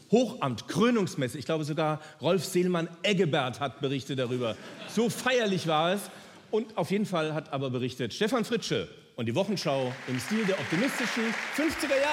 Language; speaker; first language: German; native; German